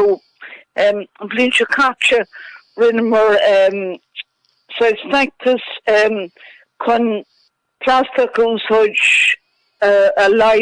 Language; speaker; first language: Irish; non-native, local second language; English